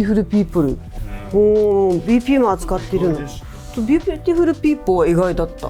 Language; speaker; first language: Japanese; native; Japanese